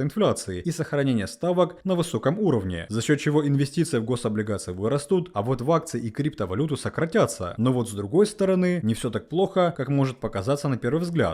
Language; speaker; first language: Russian; native; Russian